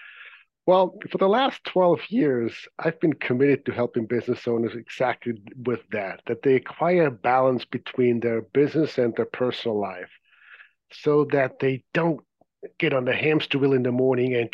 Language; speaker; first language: English; non-native, fluent; Swiss German